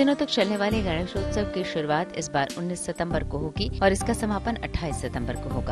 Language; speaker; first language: Hindi; native; Hindi